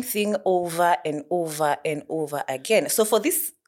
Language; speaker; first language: English; non-native, local second language; Swahili